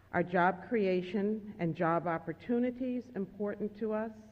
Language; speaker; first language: English; native; English